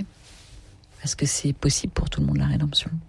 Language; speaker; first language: French; native; French